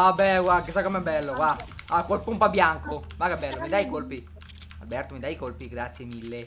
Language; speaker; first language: Italian; native; Italian